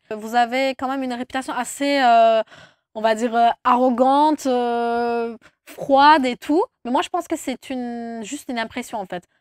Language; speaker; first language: French; non-native, fluent; Turkish